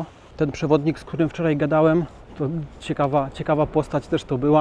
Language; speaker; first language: Polish; native; Polish